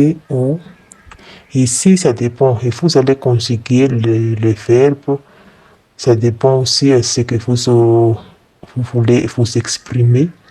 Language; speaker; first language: French; non-native, fluent; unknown